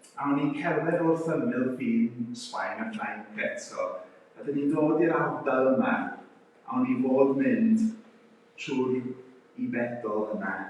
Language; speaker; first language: Welsh; native; Welsh